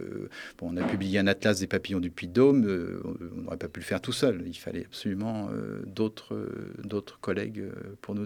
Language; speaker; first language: French; native; French